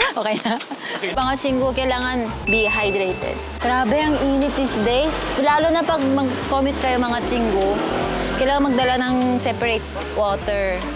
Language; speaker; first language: Filipino; non-native, fluent; Korean